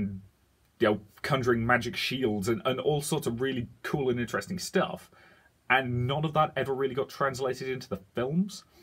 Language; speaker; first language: English; native; English